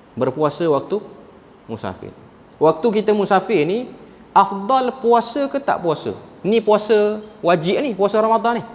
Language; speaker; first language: Malay; native; Malay